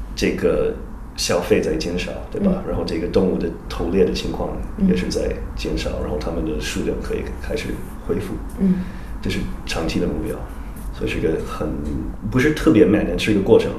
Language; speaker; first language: Chinese; non-native, fluent; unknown